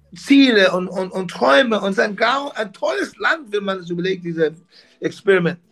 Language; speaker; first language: German; non-native, fluent; English